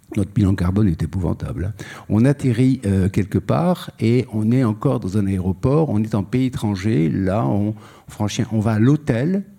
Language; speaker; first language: French; native; French